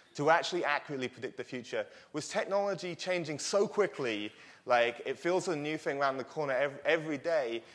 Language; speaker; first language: English; native; English